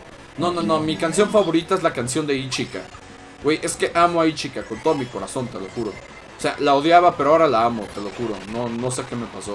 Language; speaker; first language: Spanish; native; Spanish